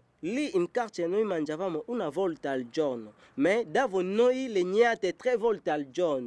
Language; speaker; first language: Italian; non-native, learner; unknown